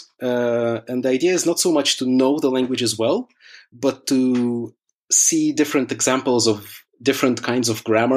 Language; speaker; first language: English; early bilingual, other home language; Russian